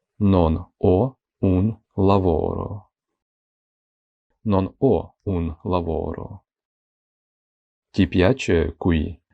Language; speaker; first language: Italian; non-native, fluent; Ukrainian